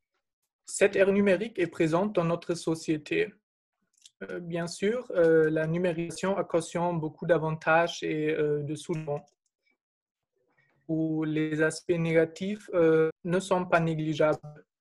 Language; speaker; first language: French; non-native, fluent; German